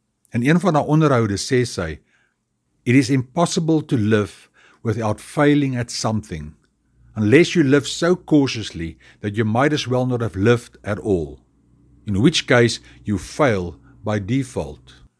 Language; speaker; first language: English; non-native, local second language; Afrikaans